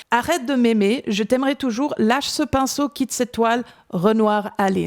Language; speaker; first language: French; non-native, fluent; English